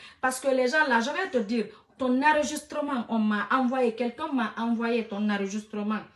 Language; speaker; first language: French; non-native, local second language; Fula